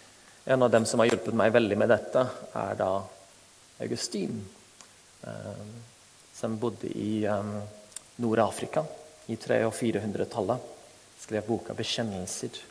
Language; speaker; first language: Norwegian; non-native, fluent; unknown